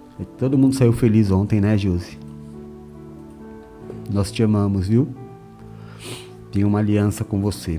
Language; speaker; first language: Portuguese; native; Portuguese